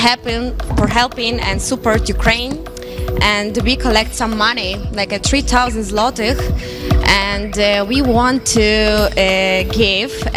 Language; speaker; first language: English; non-native, local second language; Ukrainian